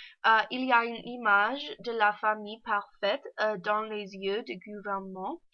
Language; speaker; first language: French; non-native, learner; English